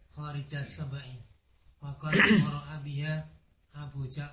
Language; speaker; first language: Arabic; non-native, learner; Indonesian